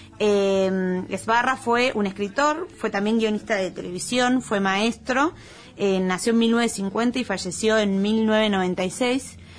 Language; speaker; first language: Spanish; native; Spanish